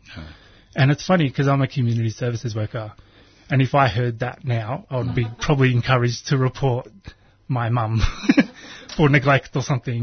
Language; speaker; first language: English; non-native, local second language; Croatian